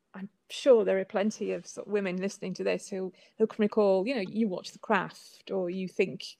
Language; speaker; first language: English; native; English